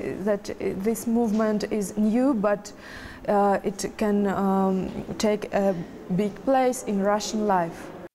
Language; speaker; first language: English; non-native, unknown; Russian